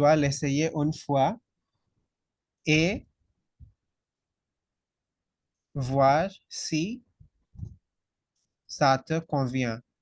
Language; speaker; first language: French; non-native, fluent; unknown